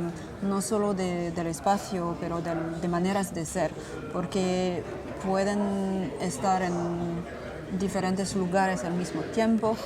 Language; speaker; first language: Spanish; non-native, fluent; French